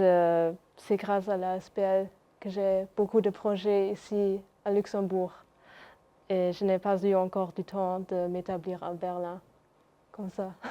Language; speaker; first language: French; non-native, local second language; Luxembourgish